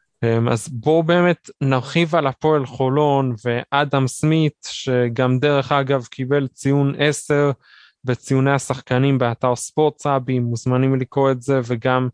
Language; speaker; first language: Hebrew; native; Hebrew